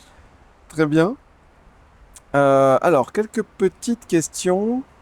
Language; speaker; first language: French; native; French